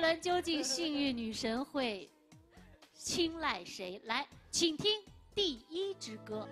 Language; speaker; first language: Chinese; native; Chinese